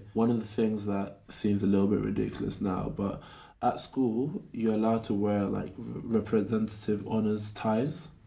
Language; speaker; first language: English; native; English